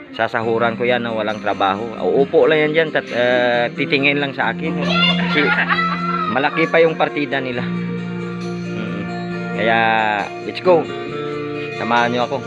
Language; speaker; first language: Filipino; non-native, fluent; Hiligaynon